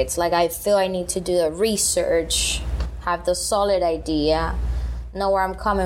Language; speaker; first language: English; non-native, fluent; Spanish